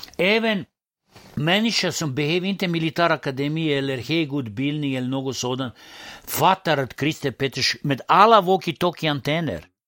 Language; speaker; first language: Swedish; non-native, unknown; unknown